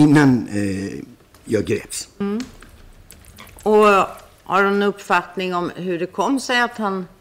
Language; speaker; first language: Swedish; non-native, fluent; Persian